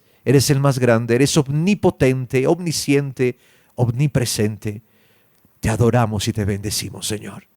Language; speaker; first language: Spanish; native; Spanish